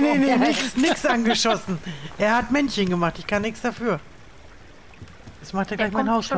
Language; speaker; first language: German; native; German